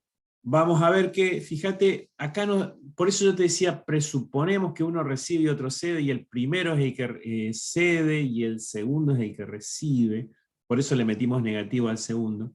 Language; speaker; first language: Spanish; native; Spanish